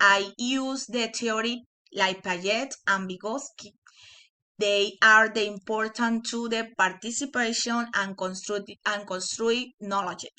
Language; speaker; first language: English; non-native, learner; Spanish